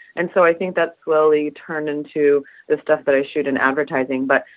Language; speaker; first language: English; early bilingual, other home language; Polish